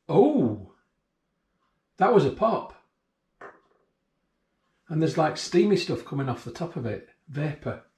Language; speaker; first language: English; native; English